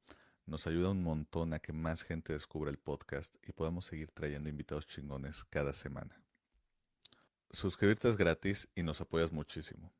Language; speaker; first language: Spanish; native; Spanish